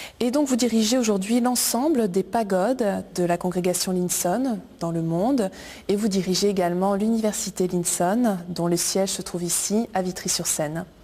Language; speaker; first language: French; native; French